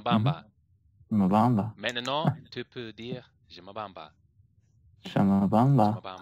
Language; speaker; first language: French; non-native, learner; English